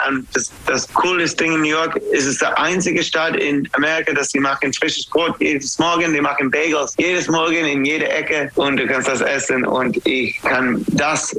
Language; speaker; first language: German; non-native, learner; English